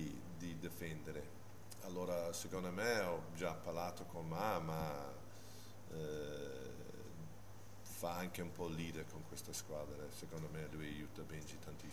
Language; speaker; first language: Italian; non-native, fluent; English